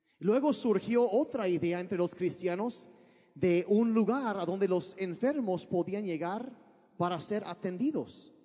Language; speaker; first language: Spanish; early bilingual, other home language; English